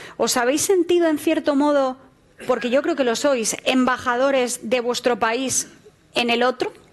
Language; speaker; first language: Spanish; native; Spanish